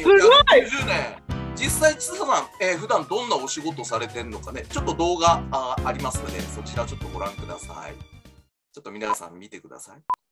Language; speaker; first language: Japanese; native; Japanese